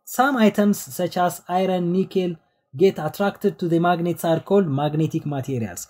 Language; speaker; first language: English; non-native, local second language; Amharic